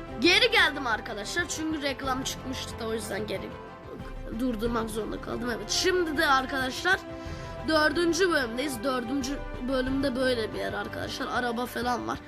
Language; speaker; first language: Turkish; native; Turkish